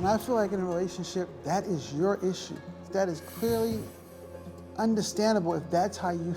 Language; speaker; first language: English; native; English